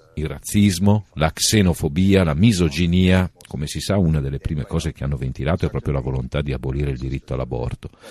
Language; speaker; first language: Italian; native; Italian